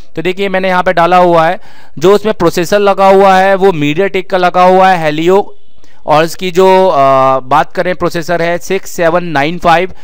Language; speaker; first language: Hindi; native; Hindi